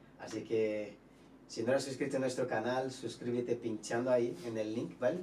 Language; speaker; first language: Spanish; non-native, fluent; Portuguese